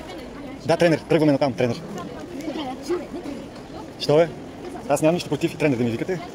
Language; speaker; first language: Bulgarian; native; Bulgarian